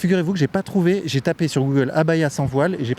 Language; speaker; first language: French; native; French